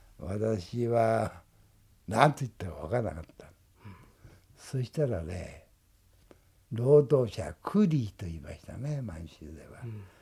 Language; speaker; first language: Japanese; native; Japanese